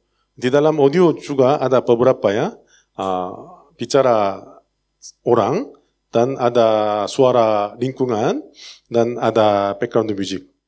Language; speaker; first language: Indonesian; non-native, learner; Korean